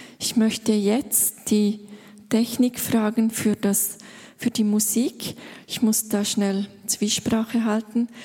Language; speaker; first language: German; native; German